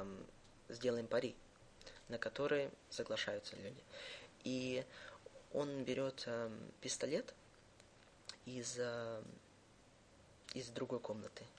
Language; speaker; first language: Russian; early bilingual, heritage; Russian